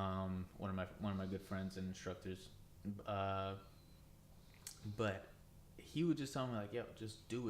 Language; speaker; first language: English; native; English